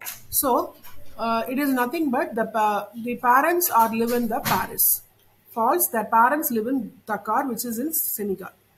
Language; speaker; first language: English; non-native, local second language; Tamil